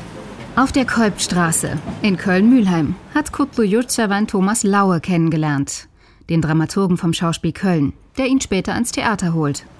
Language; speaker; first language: German; native; German